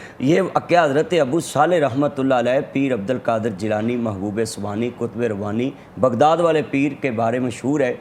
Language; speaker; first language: Urdu; non-native, local second language; Punjabi